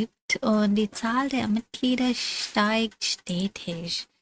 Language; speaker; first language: German; non-native, fluent; English